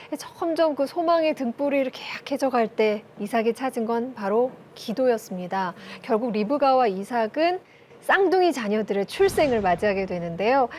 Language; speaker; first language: Korean; native; Korean